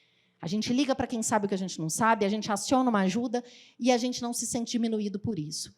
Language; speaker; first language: Portuguese; native; Portuguese